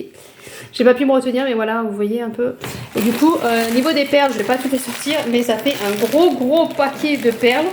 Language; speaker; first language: French; native; French